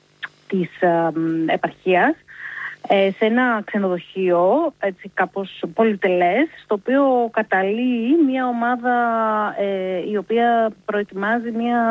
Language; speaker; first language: Greek; native; Greek